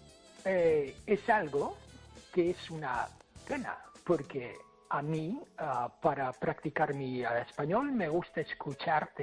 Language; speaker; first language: Spanish; non-native, fluent; English